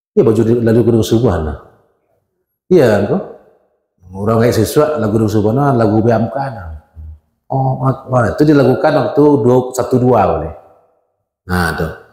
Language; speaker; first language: Malay; non-native, local second language; Minangkabau